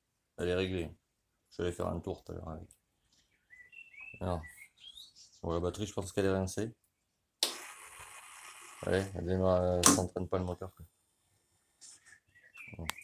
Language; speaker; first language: French; native; French